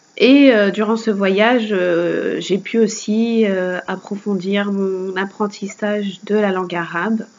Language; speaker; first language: French; native; French